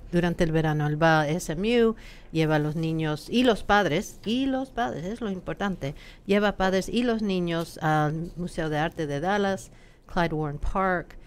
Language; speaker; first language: Spanish; non-native, fluent; English